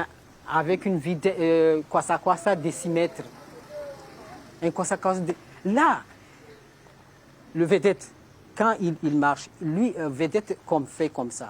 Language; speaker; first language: French; non-native, learner; Comorian